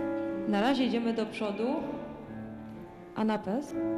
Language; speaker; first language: Polish; native; Polish